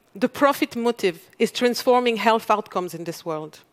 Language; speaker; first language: English; non-native, fluent; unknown